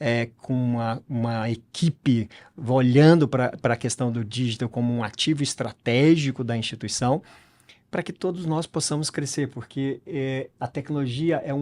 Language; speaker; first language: Portuguese; native; Portuguese